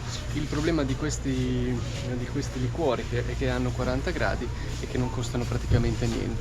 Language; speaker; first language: Italian; native; Italian